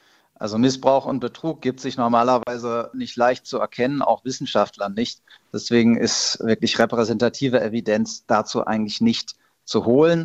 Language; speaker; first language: German; native; German